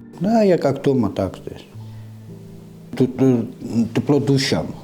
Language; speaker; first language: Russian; non-native, learner; Georgian